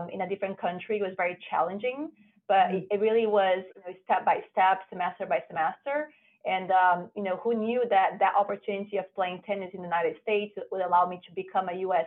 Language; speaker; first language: English; non-native, fluent; Portuguese